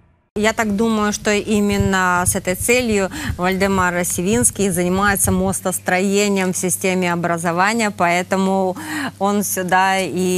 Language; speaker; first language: Russian; native; Russian